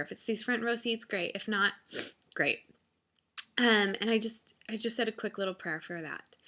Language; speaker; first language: English; native; English